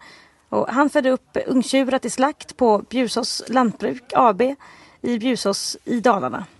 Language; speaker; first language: Swedish; native; Swedish